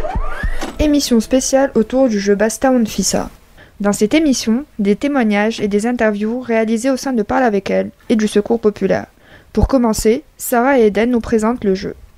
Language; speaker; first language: French; native; French